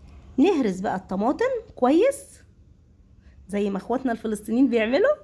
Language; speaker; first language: Arabic; native; Arabic